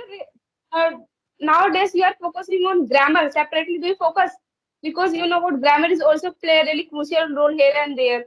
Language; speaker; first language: English; non-native, learner; Hindi